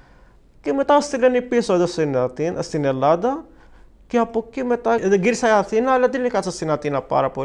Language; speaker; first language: Greek; non-native, fluent; Arabic